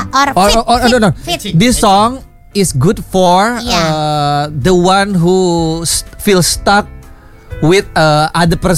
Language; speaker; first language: English; non-native, learner; Indonesian